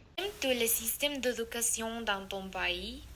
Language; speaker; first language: French; non-native, learner; Spanish